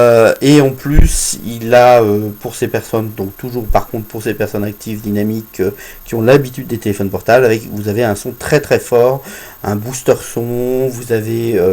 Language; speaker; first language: French; native; French